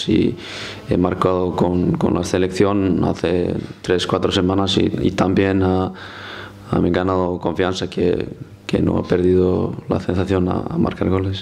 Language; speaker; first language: Spanish; non-native, fluent; Icelandic